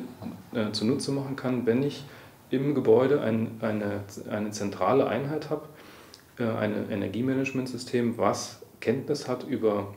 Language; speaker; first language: German; native; German